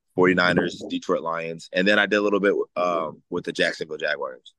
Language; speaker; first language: English; native; English